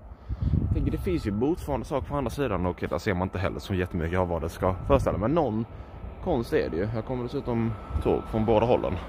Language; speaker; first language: Swedish; native; Swedish